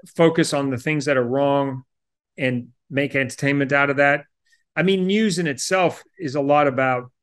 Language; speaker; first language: English; native; English